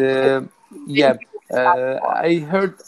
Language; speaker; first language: English; non-native, learner; Arabic